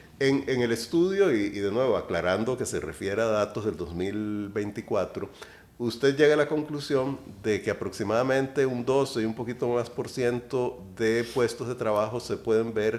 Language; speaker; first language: Spanish; native; Spanish